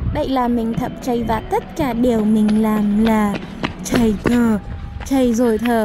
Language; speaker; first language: Vietnamese; non-native, learner; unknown